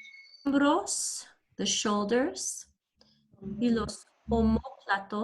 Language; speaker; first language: Spanish; non-native, learner; English